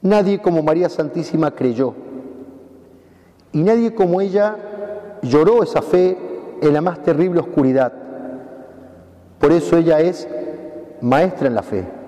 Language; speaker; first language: Spanish; native; Spanish